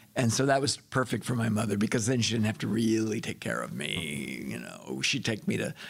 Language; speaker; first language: English; native; English